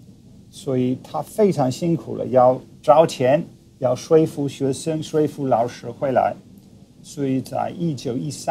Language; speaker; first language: Chinese; non-native, fluent; English